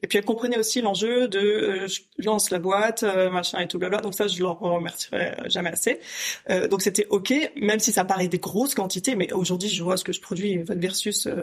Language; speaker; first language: French; native; French